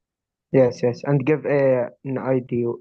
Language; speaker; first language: English; non-native, fluent; Arabic